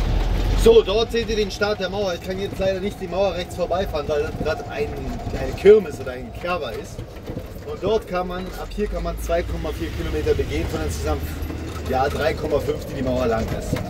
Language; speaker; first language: German; native; German